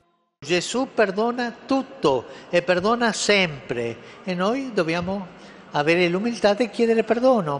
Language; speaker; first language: Italian; early bilingual, heritage; Spanish